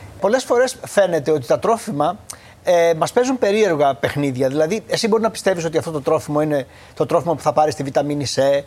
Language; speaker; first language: Greek; native; Greek